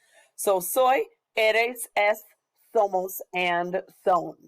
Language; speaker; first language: Spanish; non-native, fluent; English